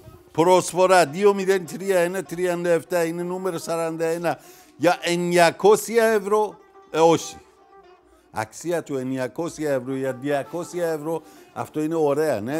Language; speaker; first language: Greek; non-native, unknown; Persian